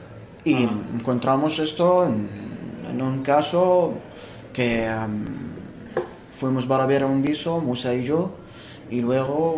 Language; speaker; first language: Spanish; non-native, fluent; Arabic